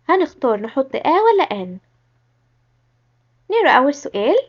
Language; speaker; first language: Arabic; native; Arabic